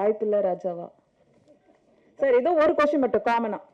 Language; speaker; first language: Tamil; native; Tamil